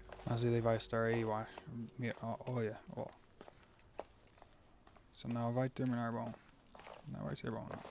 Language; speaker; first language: Portuguese; non-native, fluent; English